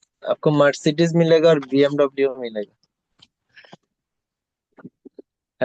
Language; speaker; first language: Hindi; non-native, local second language; Bangla